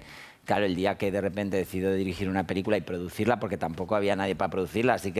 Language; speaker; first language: Spanish; native; Spanish